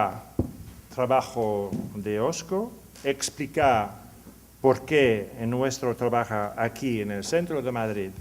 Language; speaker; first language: Spanish; non-native, learner; English